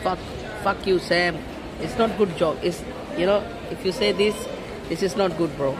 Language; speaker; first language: English; non-native, learner; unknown